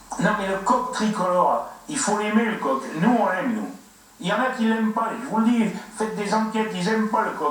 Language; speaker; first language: French; native; French